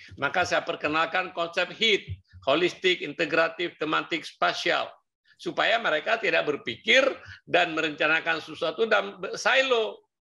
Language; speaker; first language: Indonesian; non-native, local second language; Achinese